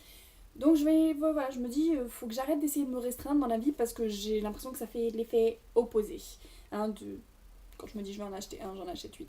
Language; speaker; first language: French; native; French